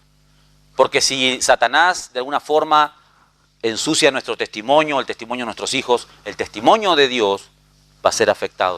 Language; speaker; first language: Spanish; native; Spanish